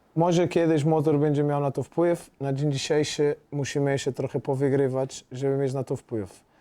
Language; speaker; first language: Polish; non-native, fluent; Portuguese